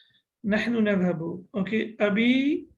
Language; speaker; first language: Arabic; non-native, fluent; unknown